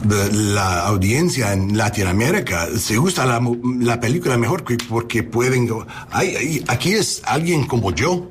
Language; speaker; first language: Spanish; non-native, learner; English